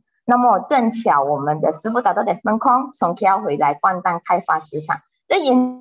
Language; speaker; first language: Chinese; native; Chinese